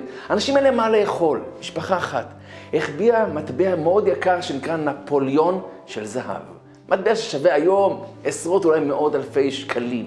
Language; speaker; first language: Hebrew; native; Hebrew